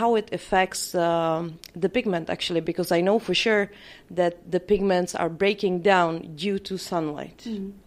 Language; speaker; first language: English; non-native, fluent; Czech